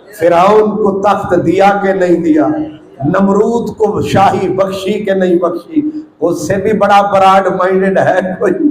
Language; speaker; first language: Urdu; non-native, local second language; Punjabi